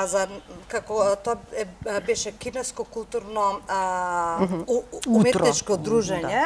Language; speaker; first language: Macedonian; native; Macedonian